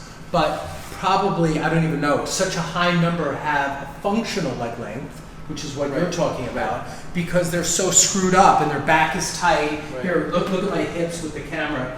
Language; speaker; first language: English; native; English